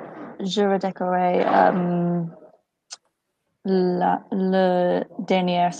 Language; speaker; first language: French; non-native, learner; English